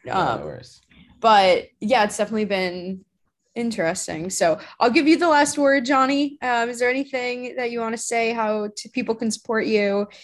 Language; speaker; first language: English; native; English